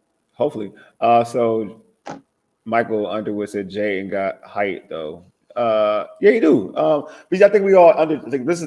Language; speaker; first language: English; native; English